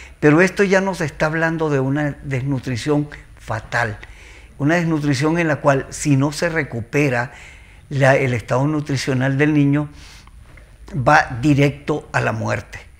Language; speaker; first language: Spanish; native; Spanish